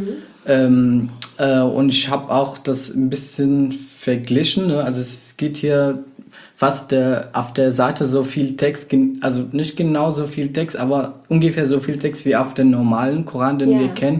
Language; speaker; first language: German; non-native, fluent; Arabic